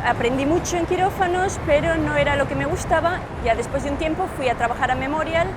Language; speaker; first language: Spanish; native; Spanish